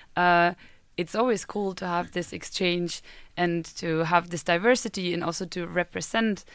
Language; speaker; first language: English; non-native, fluent; German